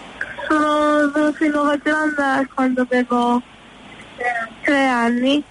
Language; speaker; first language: Italian; early bilingual, heritage; Italian